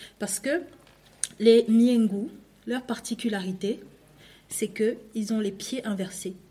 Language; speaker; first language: French; non-native, local second language; Duala